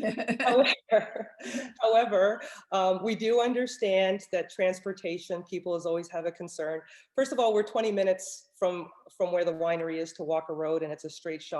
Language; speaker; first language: English; native; English